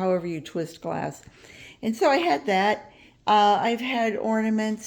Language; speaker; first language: English; native; English